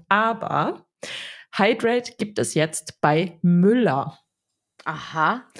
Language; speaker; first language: German; early bilingual, other home language; Serbian